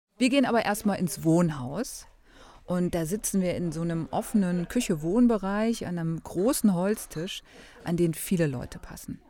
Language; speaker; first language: German; native; German